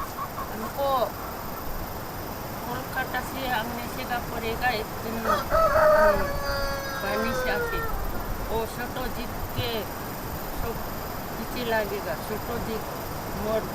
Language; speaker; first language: Hindi; non-native, local second language; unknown